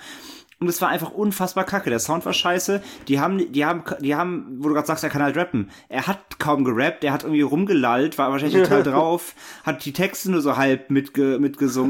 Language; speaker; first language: German; native; German